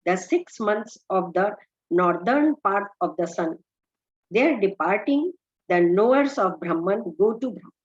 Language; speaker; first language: English; non-native, local second language; Hindi